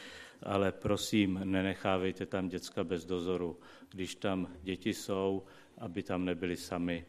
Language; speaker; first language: Czech; native; Czech